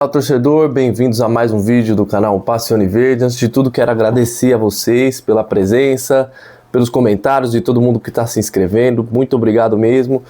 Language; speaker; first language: Portuguese; native; Portuguese